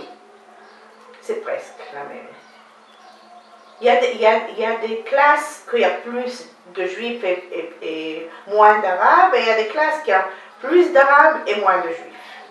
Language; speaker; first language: French; non-native, learner; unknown